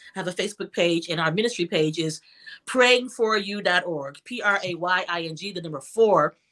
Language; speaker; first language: English; native; English